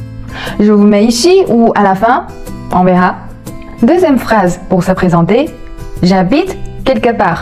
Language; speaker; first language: French; non-native, fluent; Chinese